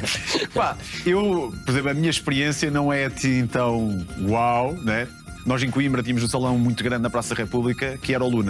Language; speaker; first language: Portuguese; native; Portuguese